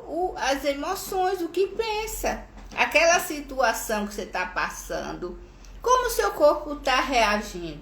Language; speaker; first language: Portuguese; native; Portuguese